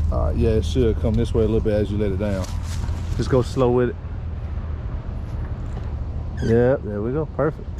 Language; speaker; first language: English; native; English